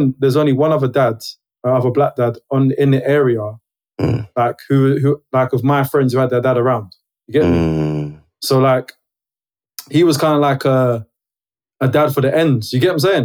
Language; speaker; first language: English; native; English